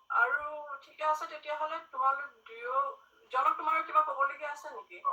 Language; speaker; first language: Assamese; native; Assamese